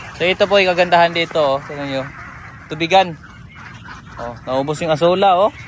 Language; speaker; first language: Filipino; non-native, local second language; Cebuano